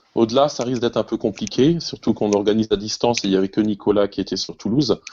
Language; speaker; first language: French; native; French